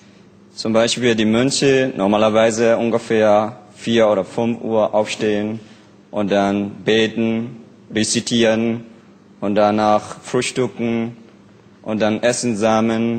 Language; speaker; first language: German; non-native, learner; Burmese